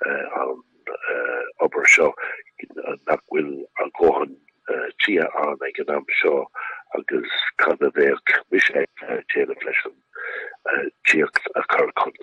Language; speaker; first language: Irish; non-native, local second language; English